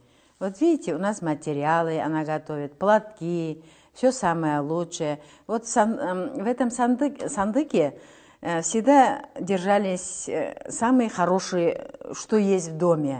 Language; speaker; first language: Russian; non-native, local second language; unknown